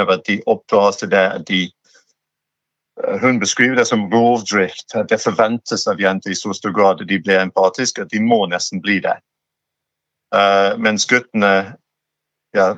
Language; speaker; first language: Norwegian; non-native, fluent; English